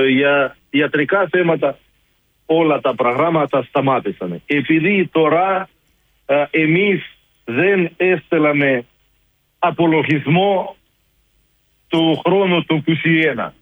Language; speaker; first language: Greek; non-native, learner; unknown